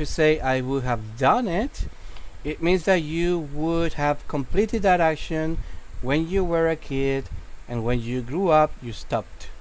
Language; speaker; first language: English; non-native, fluent; Spanish